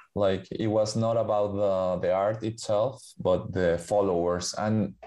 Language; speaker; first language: English; non-native, fluent; Spanish